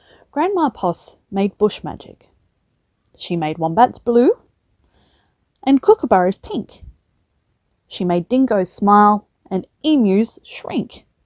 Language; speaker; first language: English; native; English